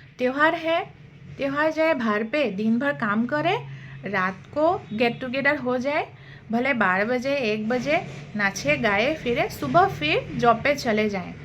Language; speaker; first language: Hindi; non-native, local second language; Assamese